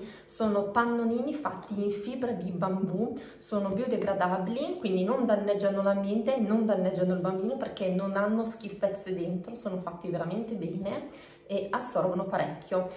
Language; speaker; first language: Italian; native; Italian